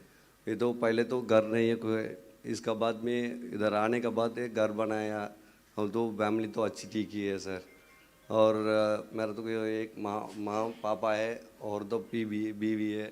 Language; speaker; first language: Hindi; non-native, local second language; Tamil